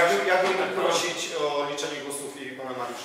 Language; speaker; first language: Polish; native; Polish